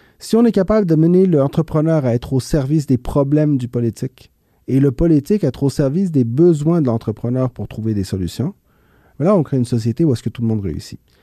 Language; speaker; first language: French; early bilingual, other home language; Spanish